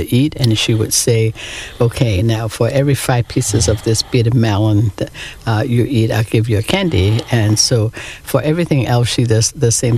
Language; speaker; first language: English; non-native, local second language; Cantonese